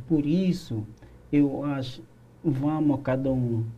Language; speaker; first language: Portuguese; non-native, learner; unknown